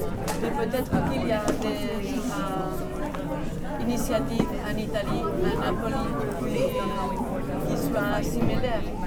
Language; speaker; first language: French; non-native, fluent; Spanish